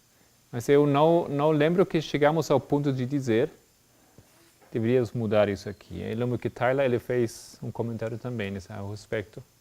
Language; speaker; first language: Portuguese; non-native, fluent; German